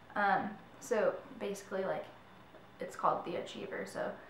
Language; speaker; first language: English; native; English